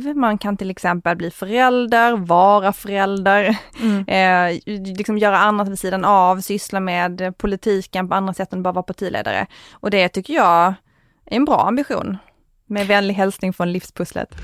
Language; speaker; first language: Swedish; native; Swedish